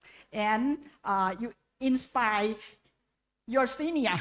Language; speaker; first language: English; non-native, learner; Indonesian